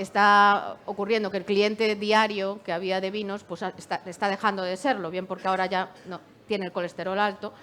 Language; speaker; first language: Spanish; native; Spanish